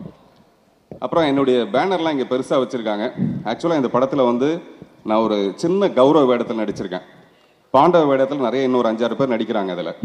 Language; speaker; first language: Tamil; native; Tamil